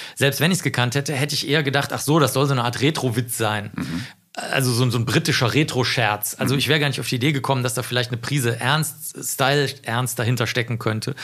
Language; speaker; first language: German; native; German